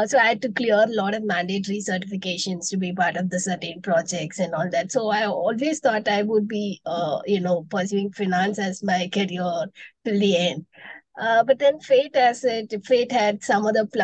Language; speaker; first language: English; non-native, local second language; Tamil